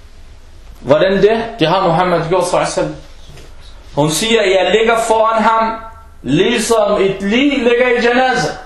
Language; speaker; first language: Danish; non-native, fluent; Arabic